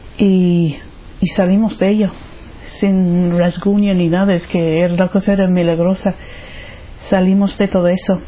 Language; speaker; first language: Spanish; non-native, fluent; English